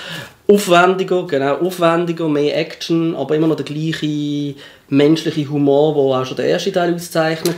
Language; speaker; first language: German; native; German